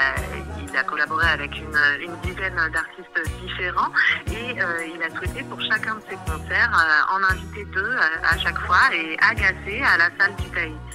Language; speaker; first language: French; native; French